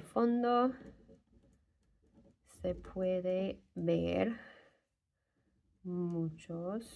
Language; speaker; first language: Spanish; non-native, fluent; English